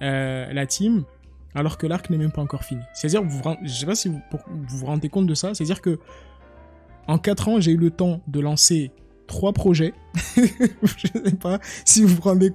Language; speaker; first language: French; native; French